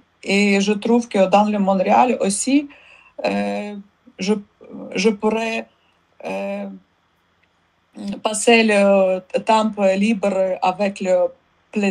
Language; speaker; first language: French; non-native, learner; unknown